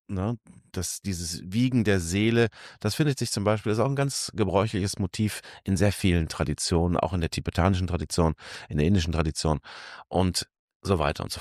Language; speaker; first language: German; native; German